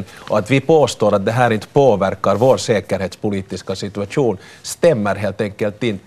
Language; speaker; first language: Swedish; native; Swedish